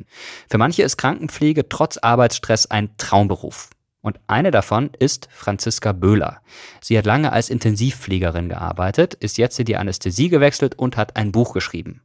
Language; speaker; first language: German; native; German